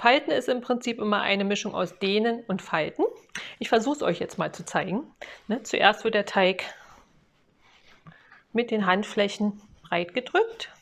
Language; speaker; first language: German; native; German